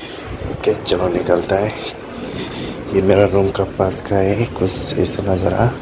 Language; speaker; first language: Hindi; non-native, local second language; Kok Borok